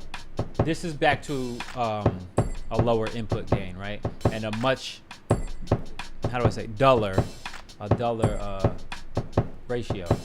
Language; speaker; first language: English; native; English